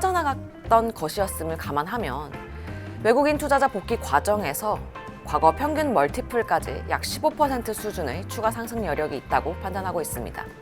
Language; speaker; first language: Korean; native; Korean